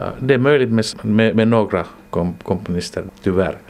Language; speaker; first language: Swedish; non-native, local second language; Finnish